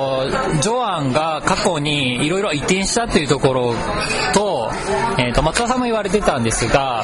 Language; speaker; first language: Japanese; native; Japanese